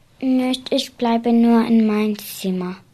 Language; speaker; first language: German; early bilingual, other home language; Arabic